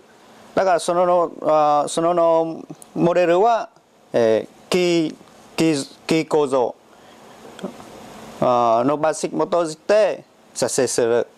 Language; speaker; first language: Japanese; non-native, learner; Vietnamese